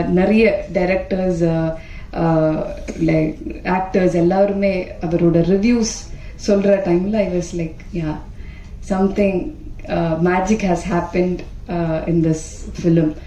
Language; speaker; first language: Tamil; non-native, fluent; Malayalam